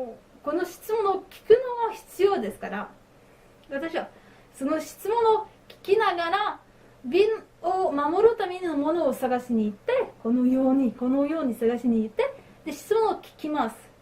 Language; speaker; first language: Japanese; non-native, learner; French